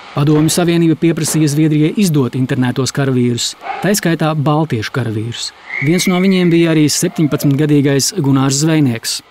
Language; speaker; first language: Latvian; native; Latvian